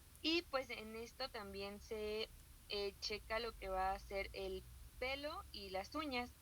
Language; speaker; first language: Spanish; native; Spanish